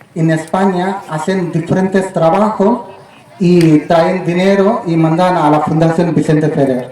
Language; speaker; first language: Spanish; non-native, fluent; Telugu